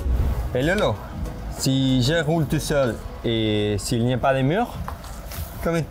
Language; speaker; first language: French; non-native, learner; Spanish